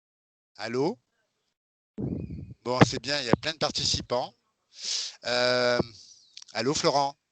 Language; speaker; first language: French; native; French